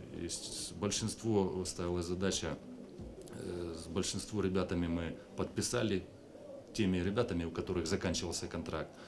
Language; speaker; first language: Russian; native; Russian